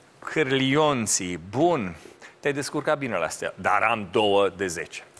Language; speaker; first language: Romanian; native; Romanian